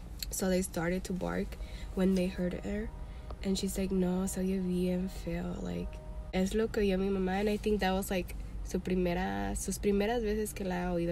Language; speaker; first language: English; early bilingual, other home language; Spanish